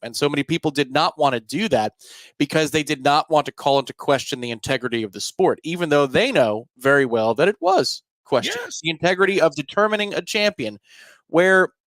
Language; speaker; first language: English; native; English